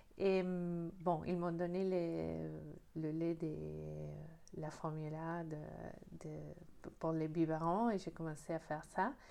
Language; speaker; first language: French; non-native, fluent; Spanish